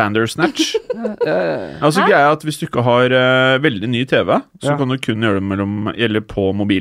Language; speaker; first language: Norwegian; native; Norwegian